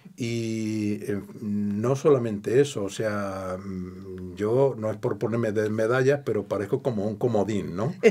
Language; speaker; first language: Spanish; native; Spanish